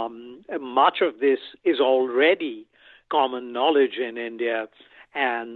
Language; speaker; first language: English; non-native, local second language; Bangla